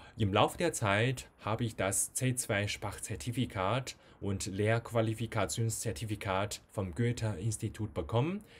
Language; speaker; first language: German; non-native, fluent; Chinese